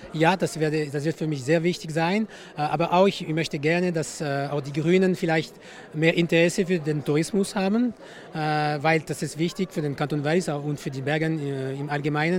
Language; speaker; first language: German; non-native, local second language; French